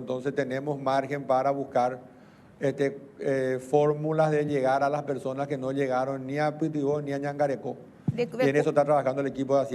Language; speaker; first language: Spanish; native; Spanish